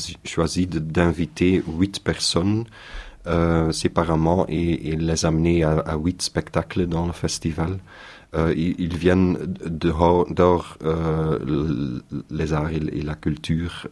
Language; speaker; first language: French; non-native, local second language; Dutch